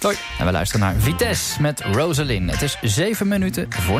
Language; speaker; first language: Dutch; native; Dutch